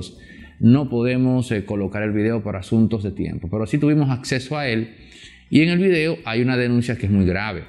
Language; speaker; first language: Spanish; native; Spanish